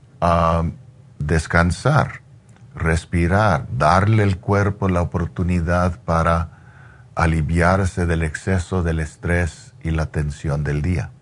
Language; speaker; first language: Spanish; non-native, learner; English